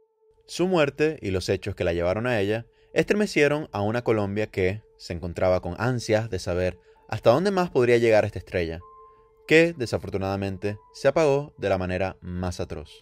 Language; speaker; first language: Spanish; native; Spanish